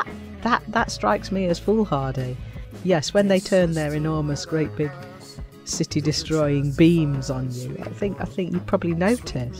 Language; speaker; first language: English; native; English